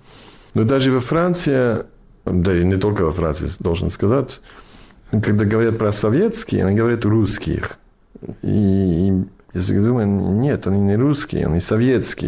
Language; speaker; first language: Russian; non-native, fluent; English